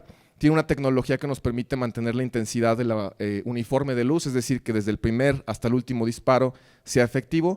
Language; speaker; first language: Spanish; native; Spanish